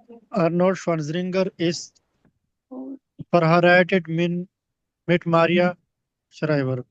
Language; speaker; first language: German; non-native, learner; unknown